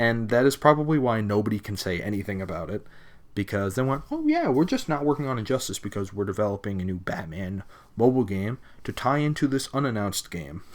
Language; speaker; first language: English; native; English